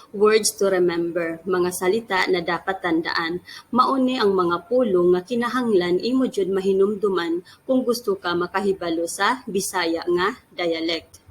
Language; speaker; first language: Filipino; non-native, local second language; Cebuano